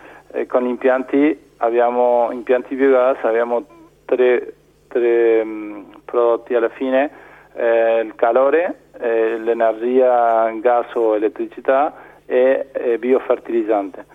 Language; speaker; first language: Italian; non-native, fluent; Spanish